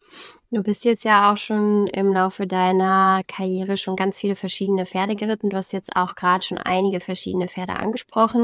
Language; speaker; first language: German; native; German